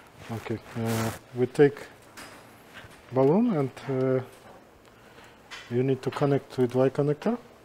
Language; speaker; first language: English; non-native, fluent; Kazakh